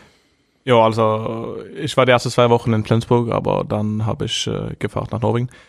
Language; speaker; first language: German; non-native, fluent; Norwegian